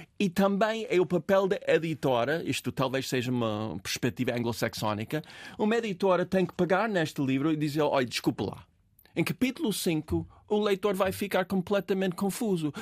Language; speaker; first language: Portuguese; non-native, fluent; English